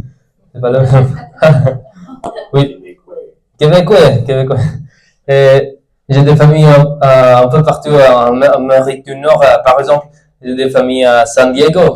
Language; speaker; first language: French; non-native, fluent; English